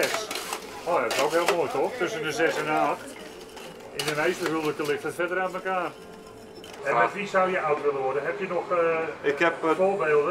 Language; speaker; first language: Dutch; native; Dutch